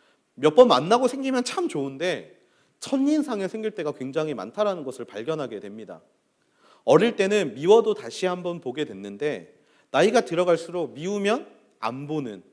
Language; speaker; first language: Korean; native; Korean